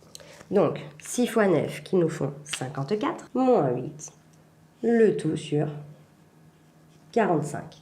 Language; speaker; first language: French; native; French